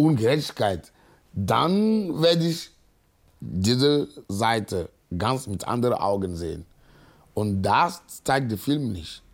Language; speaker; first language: German; non-native, learner; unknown